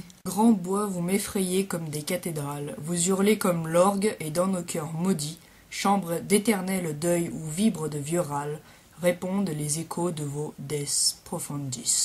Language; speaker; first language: French; native; French